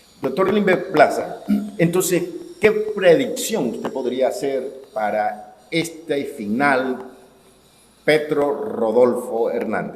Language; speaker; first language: Spanish; native; Spanish